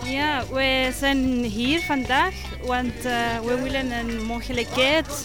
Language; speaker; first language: Dutch; non-native, learner; Spanish